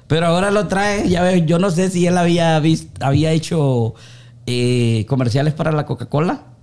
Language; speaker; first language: Spanish; native; Spanish